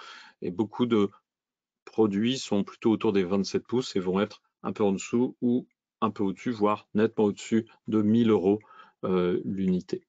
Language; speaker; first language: French; native; French